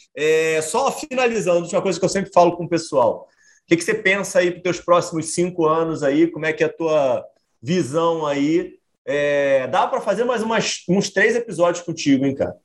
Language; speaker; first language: Portuguese; native; Portuguese